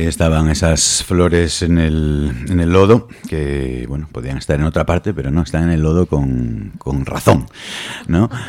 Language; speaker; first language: Spanish; native; Spanish